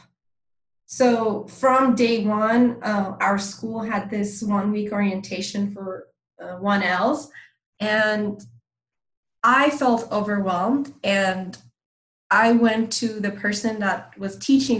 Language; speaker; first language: English; non-native, fluent; Persian